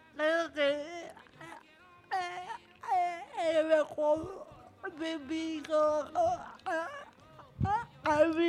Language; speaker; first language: Spanish; non-native, learner; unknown